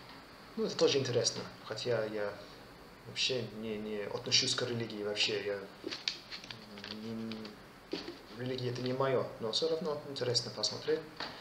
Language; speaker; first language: Russian; non-native, fluent; English